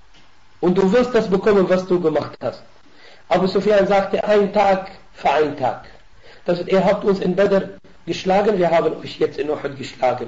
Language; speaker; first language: German; non-native, fluent; Arabic